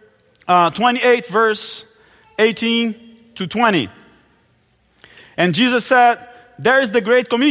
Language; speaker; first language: English; non-native, fluent; Portuguese